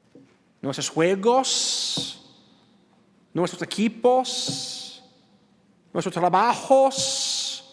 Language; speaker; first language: Spanish; non-native, learner; English